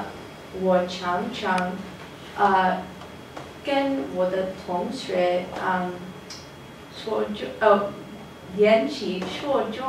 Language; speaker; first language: Chinese; non-native, learner; English